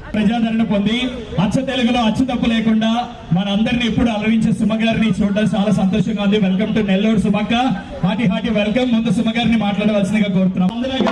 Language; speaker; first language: Telugu; native; Telugu